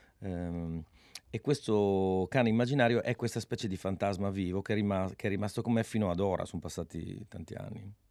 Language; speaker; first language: Italian; native; Italian